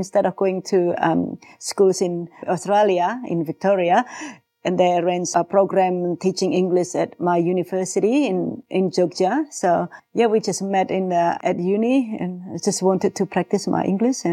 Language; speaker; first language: English; non-native, fluent; Javanese